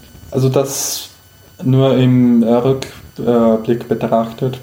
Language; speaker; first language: German; non-native, fluent; Spanish